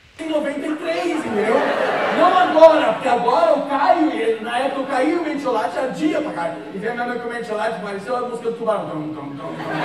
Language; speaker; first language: Portuguese; native; Portuguese